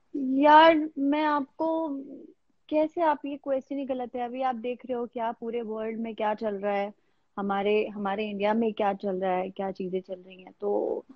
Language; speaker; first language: Hindi; native; Hindi